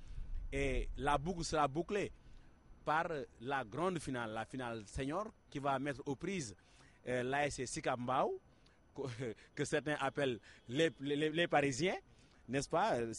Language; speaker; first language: French; non-native, local second language; Wolof